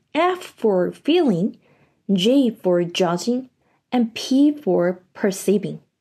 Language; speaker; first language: English; non-native, fluent; Korean